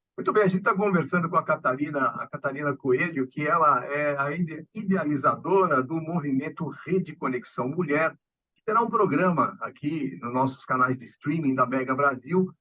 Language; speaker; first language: Portuguese; native; Portuguese